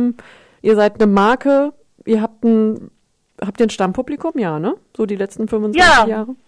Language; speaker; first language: German; native; German